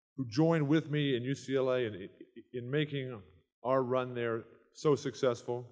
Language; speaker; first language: English; native; English